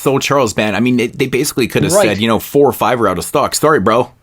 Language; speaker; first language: English; native; English